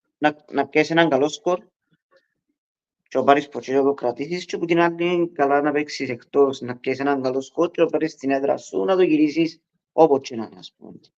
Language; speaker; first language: Greek; early bilingual, heritage; Greek